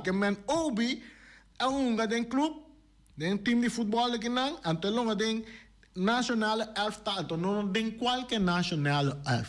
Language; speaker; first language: Dutch; non-native, local second language; Papiamento